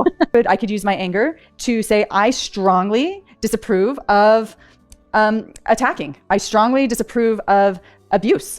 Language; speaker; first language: English; native; English